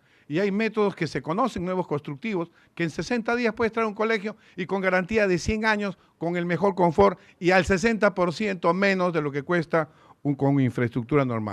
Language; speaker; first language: Spanish; native; Spanish